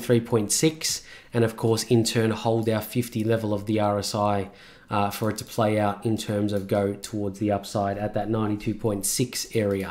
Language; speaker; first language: English; native; English